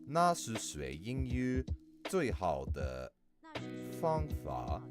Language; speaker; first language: Chinese; non-native, learner; English